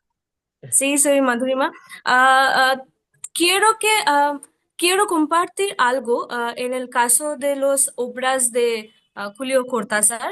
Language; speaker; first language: Spanish; non-native, fluent; Bangla